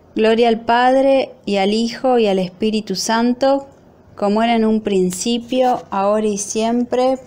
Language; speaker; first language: Spanish; native; Spanish